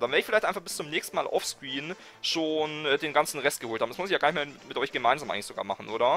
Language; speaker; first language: German; native; German